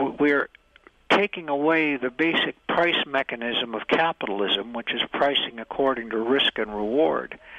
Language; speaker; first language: English; native; English